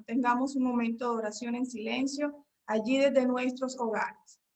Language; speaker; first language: Spanish; native; Spanish